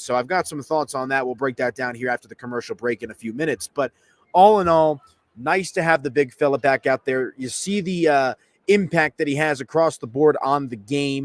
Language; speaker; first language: English; native; English